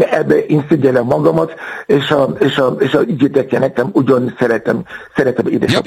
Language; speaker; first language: Hungarian; non-native, fluent; Yoruba